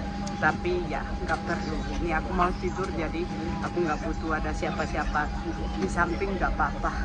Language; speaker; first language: Indonesian; non-native, fluent; Spanish